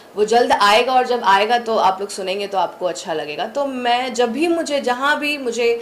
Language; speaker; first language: Hindi; native; Hindi